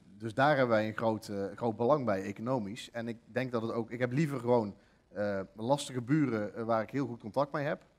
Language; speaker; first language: Dutch; native; Dutch